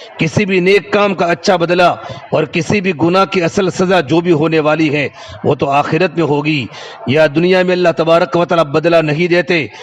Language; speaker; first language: Urdu; non-native, local second language; Gujarati